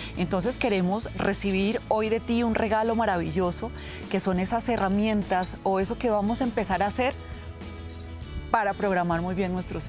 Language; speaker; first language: Spanish; native; Spanish